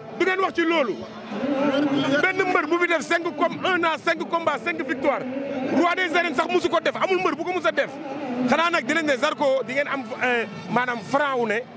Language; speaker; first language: Wolof; non-native, local second language; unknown